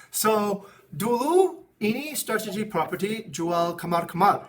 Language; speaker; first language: Indonesian; non-native, fluent; English